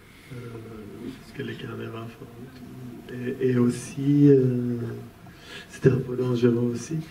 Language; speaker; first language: French; non-native, fluent; Persian